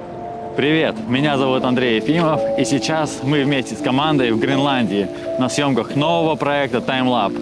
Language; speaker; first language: Russian; native; Russian